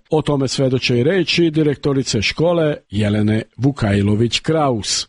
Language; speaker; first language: Serbian; early bilingual, heritage; Serbian